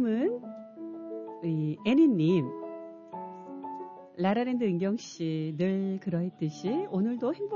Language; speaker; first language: Korean; native; Korean